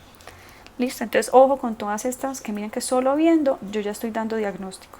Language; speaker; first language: Spanish; native; Spanish